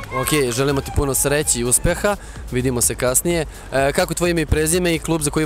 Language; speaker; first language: Serbian; native; Serbian